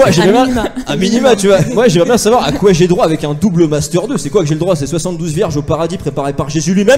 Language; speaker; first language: French; native; French